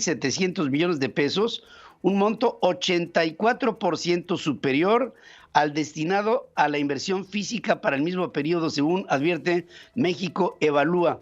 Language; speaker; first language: Spanish; native; Spanish